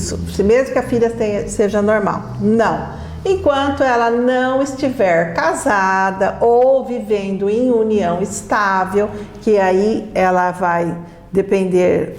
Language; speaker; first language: Portuguese; native; Portuguese